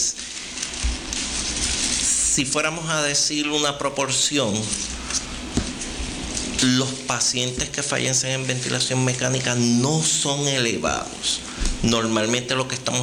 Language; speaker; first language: Spanish; native; Spanish